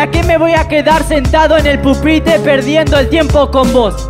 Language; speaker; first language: Spanish; native; Spanish